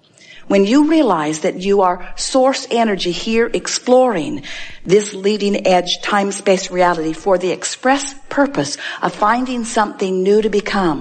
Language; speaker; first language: English; native; English